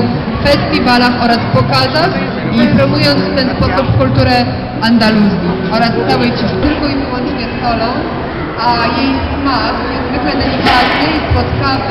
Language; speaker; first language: Polish; native; Polish